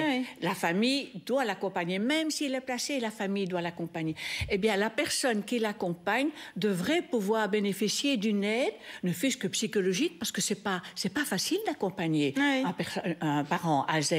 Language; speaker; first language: French; native; French